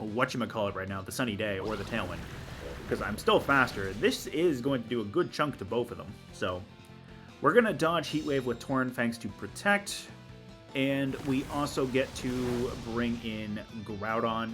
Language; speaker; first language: English; native; English